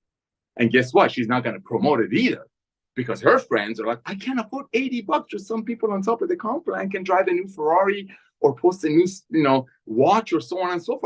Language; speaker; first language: English; native; English